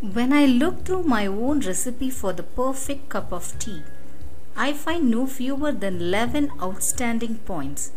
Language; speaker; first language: English; non-native, local second language; Tamil